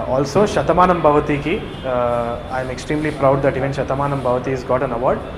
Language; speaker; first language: Telugu; native; Telugu